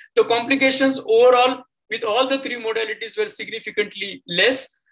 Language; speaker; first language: English; non-native, local second language; Marathi